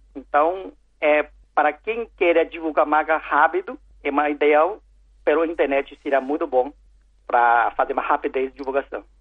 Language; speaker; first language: Portuguese; non-native, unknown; Chinese